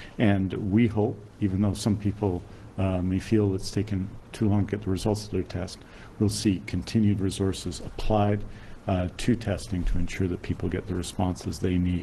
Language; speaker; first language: English; native; English